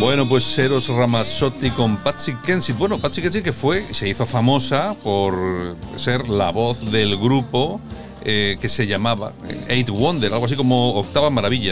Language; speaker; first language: Spanish; native; Spanish